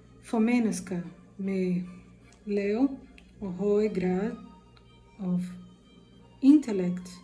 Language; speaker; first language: Danish; non-native, learner; Portuguese